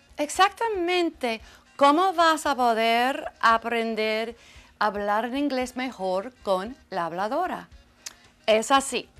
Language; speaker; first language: Spanish; non-native, fluent; English